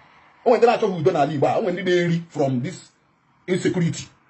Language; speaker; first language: Igbo; native; Igbo